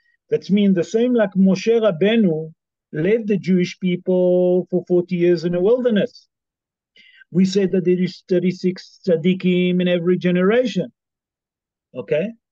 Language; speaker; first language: English; non-native, fluent; Hebrew